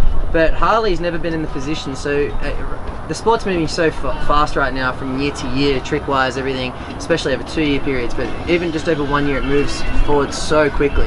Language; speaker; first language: English; native; English